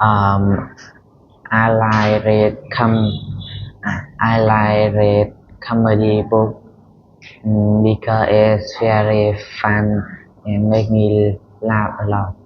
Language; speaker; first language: English; non-native, learner; Vietnamese